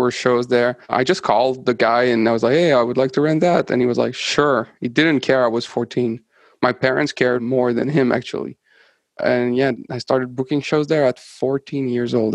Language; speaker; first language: English; non-native, fluent; French